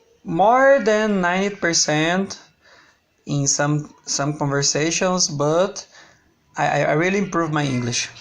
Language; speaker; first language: English; non-native, learner; Portuguese